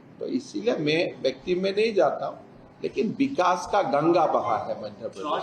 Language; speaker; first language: Hindi; non-native, local second language; Assamese